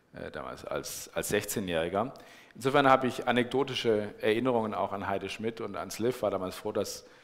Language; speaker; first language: German; native; German